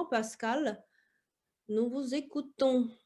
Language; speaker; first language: French; non-native, fluent; Russian